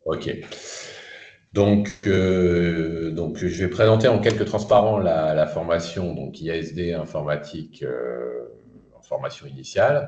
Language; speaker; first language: French; native; French